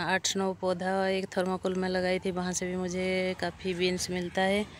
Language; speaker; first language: Hindi; non-native, local second language; Odia